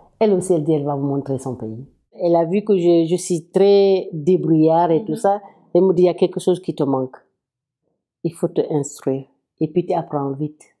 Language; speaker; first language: French; non-native, local second language; Wolof